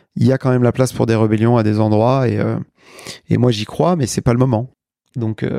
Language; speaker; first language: French; native; French